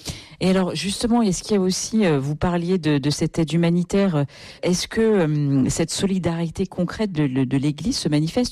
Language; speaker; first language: French; native; French